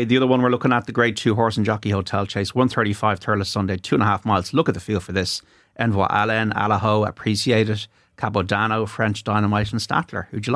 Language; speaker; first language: English; native; English